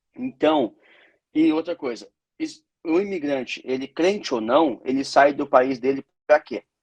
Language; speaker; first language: Portuguese; native; Portuguese